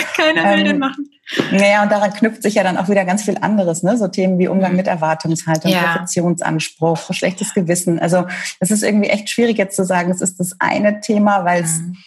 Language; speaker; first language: German; native; German